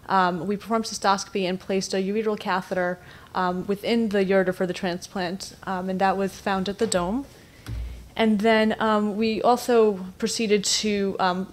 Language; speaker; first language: English; native; English